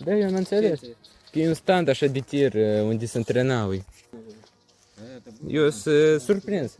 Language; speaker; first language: Romanian; non-native, learner; French